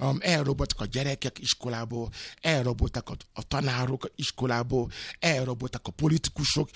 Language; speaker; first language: Hungarian; non-native, fluent; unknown